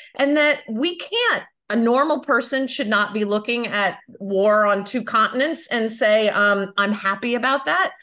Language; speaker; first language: English; native; English